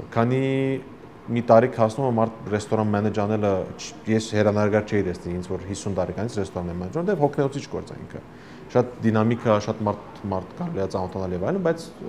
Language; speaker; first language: Armenian; early bilingual, heritage; Armenian